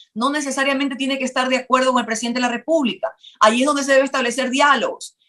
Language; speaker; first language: Spanish; native; Spanish